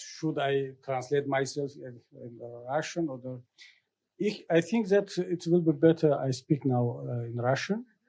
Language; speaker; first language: English; non-native, learner; Tajik